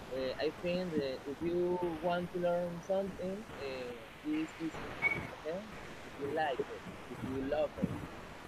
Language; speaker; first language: English; non-native, fluent; Spanish